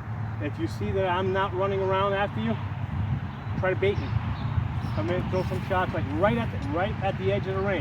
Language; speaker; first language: English; native; English